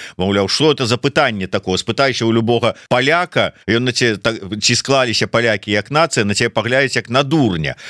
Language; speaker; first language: Belarusian; native; Belarusian